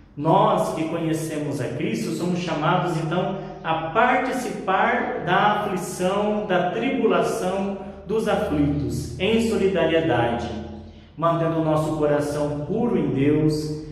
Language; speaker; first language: Portuguese; native; Portuguese